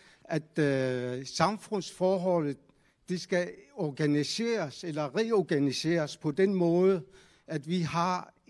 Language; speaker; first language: Danish; non-native, local second language; Kalaallisut